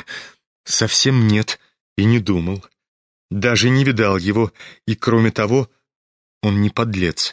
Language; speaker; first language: Russian; native; Russian